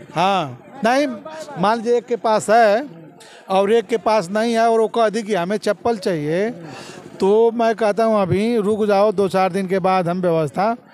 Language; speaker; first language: Hindi; native; Hindi